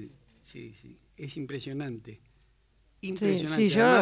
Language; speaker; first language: Spanish; native; Spanish